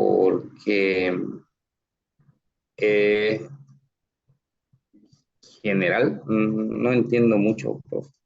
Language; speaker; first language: Portuguese; non-native, learner; Spanish